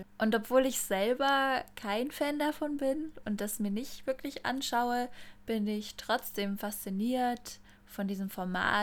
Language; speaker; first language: German; native; German